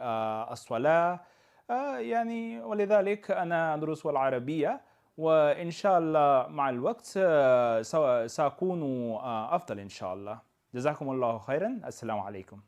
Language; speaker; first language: Arabic; non-native, learner; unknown